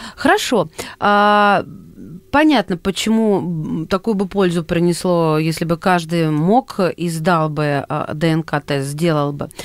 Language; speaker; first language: Russian; native; Russian